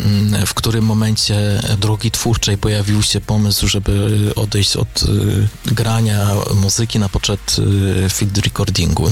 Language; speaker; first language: Polish; native; Polish